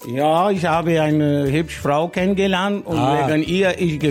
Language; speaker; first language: German; non-native, learner; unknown